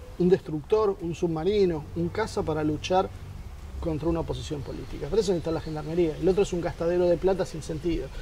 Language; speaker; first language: Spanish; native; Spanish